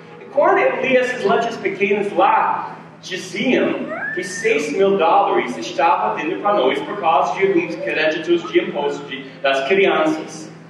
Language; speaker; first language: Portuguese; non-native, fluent; English